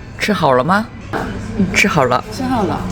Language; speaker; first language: Chinese; non-native, fluent; Korean